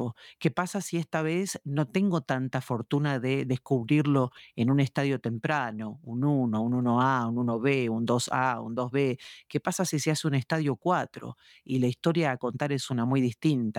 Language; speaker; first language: Spanish; native; Spanish